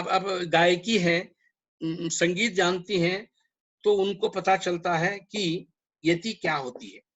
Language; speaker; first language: Hindi; non-native, local second language; Kannada